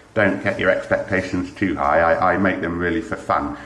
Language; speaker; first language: English; native; English